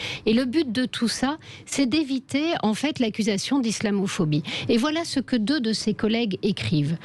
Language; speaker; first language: French; native; French